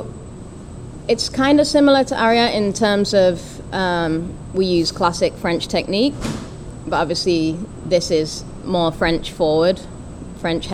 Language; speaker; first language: English; native; English